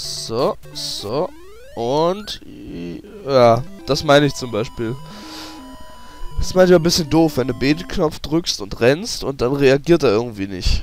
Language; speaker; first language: German; native; German